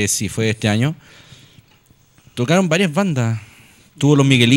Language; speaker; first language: Spanish; native; Spanish